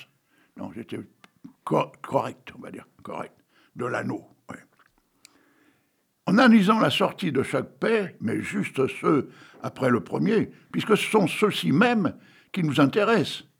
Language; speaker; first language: French; native; French